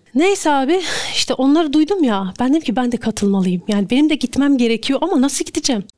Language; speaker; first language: Turkish; native; Turkish